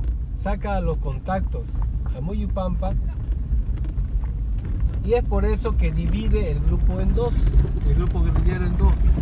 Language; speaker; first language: Spanish; native; Spanish